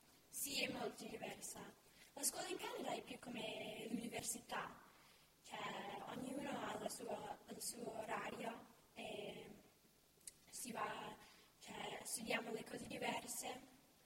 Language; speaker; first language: Italian; non-native, fluent; English